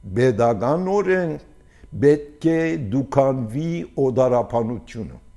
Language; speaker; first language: Armenian; early bilingual, heritage; Armenian